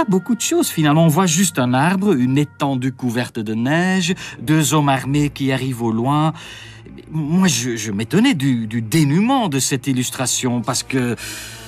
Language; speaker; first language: French; non-native, fluent; Dutch